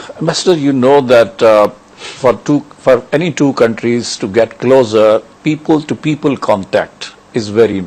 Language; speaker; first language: English; non-native, local second language; Urdu